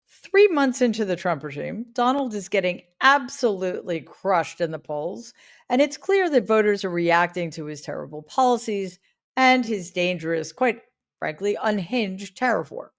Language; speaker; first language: English; native; English